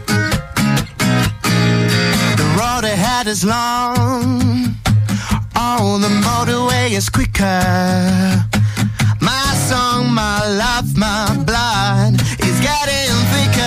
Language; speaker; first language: English; native; English